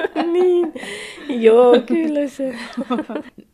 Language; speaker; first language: Finnish; non-native, fluent; Persian